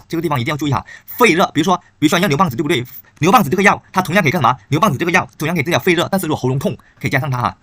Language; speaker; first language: Chinese; native; Chinese